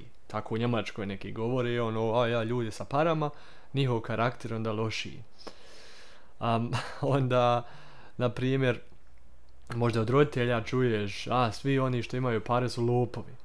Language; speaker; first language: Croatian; early bilingual, heritage; Croatian